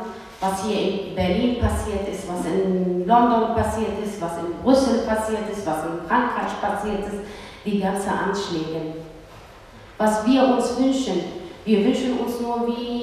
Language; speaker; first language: German; early bilingual, other home language; Kurdish